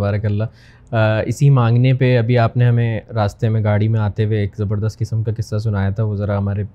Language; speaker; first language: Urdu; native; Urdu